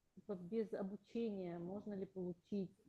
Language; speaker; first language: Russian; native; Russian